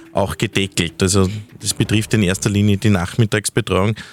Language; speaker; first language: German; native; German